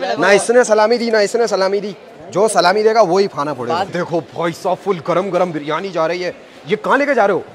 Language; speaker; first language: Hindi; native; Hindi